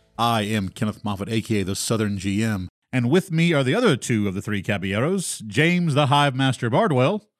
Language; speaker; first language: English; native; English